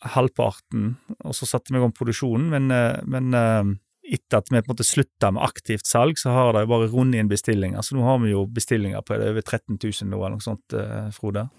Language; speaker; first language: Norwegian; native; Norwegian